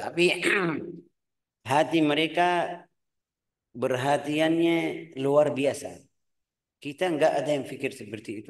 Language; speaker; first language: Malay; non-native, fluent; Arabic